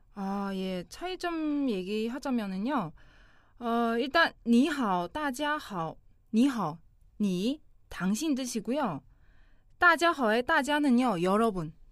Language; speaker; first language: Korean; non-native, local second language; Chinese